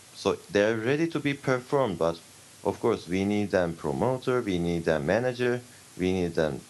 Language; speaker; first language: English; non-native, fluent; Turkish